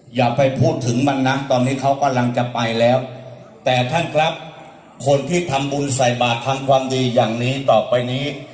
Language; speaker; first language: Thai; native; Thai